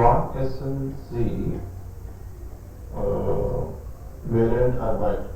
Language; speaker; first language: German; non-native, learner; Hindi